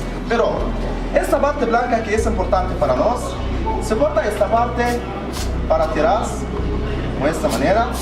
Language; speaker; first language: Spanish; non-native, learner; Arabic